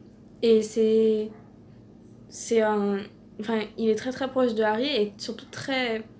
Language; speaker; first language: French; native; French